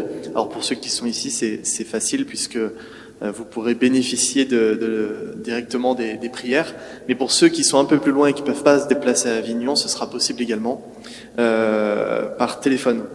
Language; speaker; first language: French; native; French